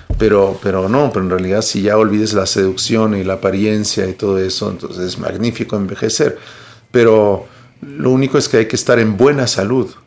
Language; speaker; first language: Spanish; early bilingual, heritage; Spanish